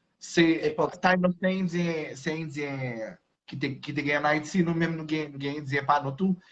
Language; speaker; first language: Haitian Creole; non-native, fluent; Portuguese